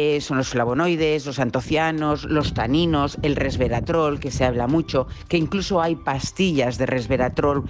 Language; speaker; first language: Spanish; native; Spanish